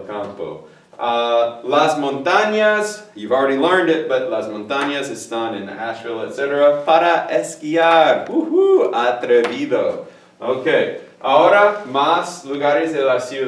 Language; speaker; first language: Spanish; non-native, fluent; English